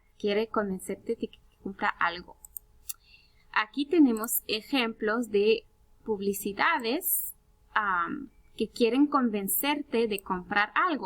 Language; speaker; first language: Spanish; early bilingual, heritage; Spanish